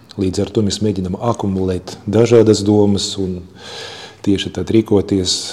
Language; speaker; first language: Latvian; non-native, local second language; Russian